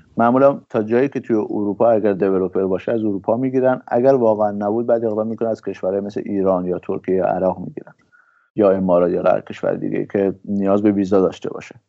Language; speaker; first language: Persian; native; Persian